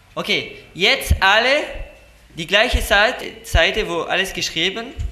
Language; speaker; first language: German; non-native, learner; French